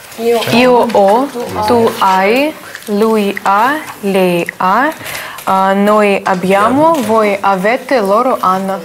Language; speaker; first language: Italian; non-native, learner; Russian